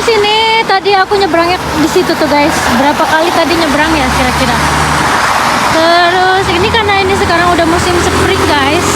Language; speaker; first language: Indonesian; native; Indonesian